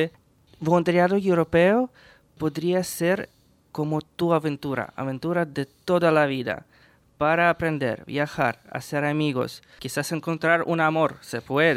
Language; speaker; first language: Spanish; non-native, fluent; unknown